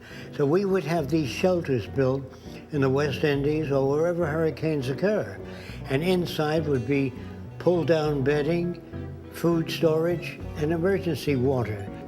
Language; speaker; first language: English; native; English